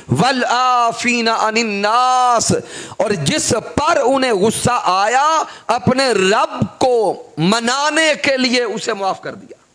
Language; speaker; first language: Urdu; native; Urdu